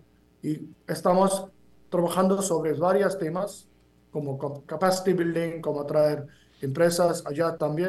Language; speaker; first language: Spanish; non-native, fluent; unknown